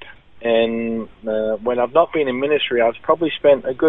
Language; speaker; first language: English; native; English